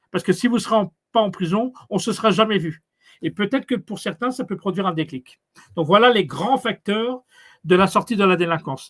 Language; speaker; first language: French; native; French